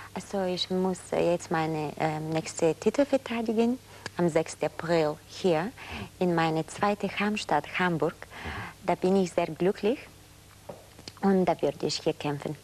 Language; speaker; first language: German; non-native, fluent; Bulgarian